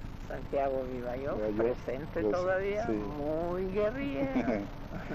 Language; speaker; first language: Spanish; early bilingual, other home language; Russian